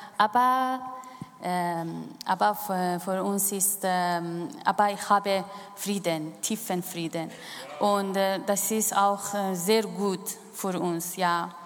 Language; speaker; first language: German; non-native, learner; Kurdish